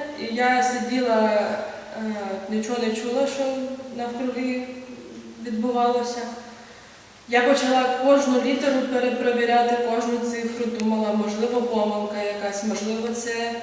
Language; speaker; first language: Ukrainian; native; Ukrainian